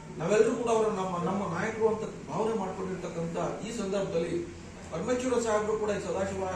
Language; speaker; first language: Kannada; non-native, local second language; Lambadi